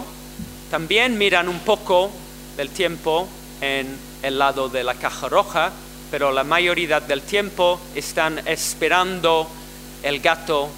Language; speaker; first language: Spanish; non-native, fluent; English